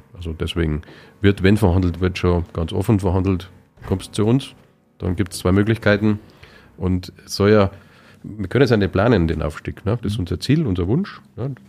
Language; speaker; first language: German; native; German